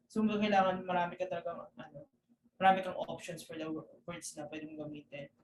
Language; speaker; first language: Filipino; native; Filipino